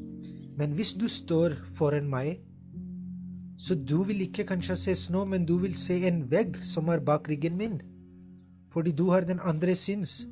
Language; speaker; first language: Norwegian; non-native, fluent; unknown